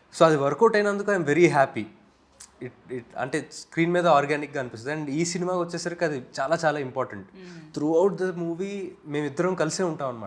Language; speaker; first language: Telugu; native; Telugu